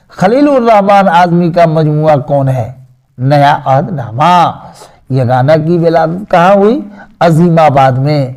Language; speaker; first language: Urdu; native; Urdu